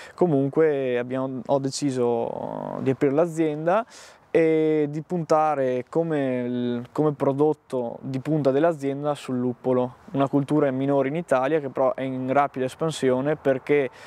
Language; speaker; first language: Italian; native; Italian